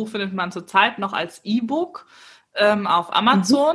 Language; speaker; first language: German; native; German